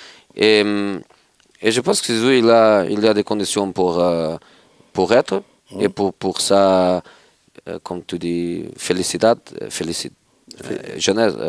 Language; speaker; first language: French; non-native, fluent; Portuguese